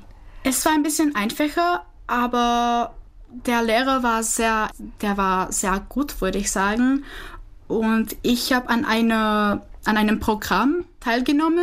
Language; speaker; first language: German; non-native, fluent; Czech